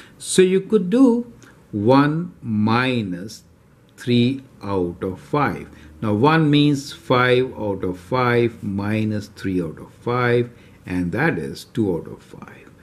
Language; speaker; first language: English; non-native, local second language; Hindi